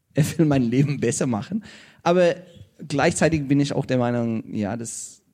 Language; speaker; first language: German; non-native, fluent; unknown